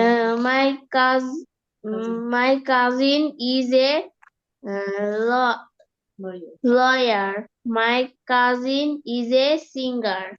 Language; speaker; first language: English; non-native, learner; Bangla